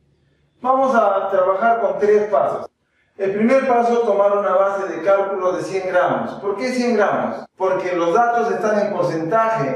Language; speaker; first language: Spanish; native; Spanish